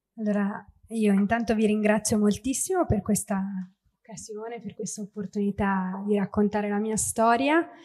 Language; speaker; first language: Italian; native; Italian